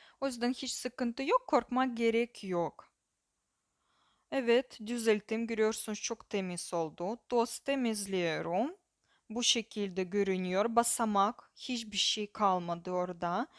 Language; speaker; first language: Turkish; non-native, learner; Russian